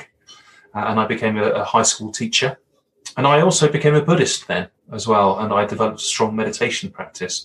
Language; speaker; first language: English; native; English